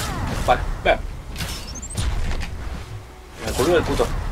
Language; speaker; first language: Spanish; native; Spanish